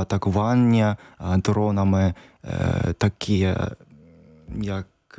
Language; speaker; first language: Ukrainian; non-native, learner; Japanese